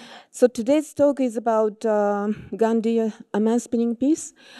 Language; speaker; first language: English; non-native, fluent; Japanese